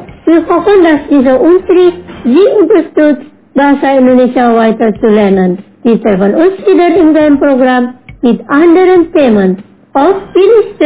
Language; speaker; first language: German; non-native, fluent; Indonesian